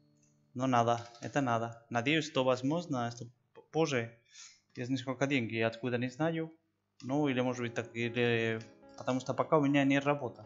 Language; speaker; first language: Russian; non-native, learner; Spanish